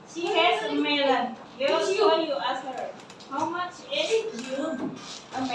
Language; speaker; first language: English; non-native, learner; Indonesian